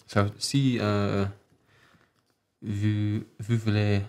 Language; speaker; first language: French; non-native, learner; English